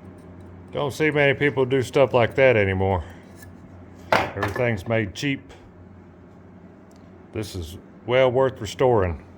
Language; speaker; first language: English; native; English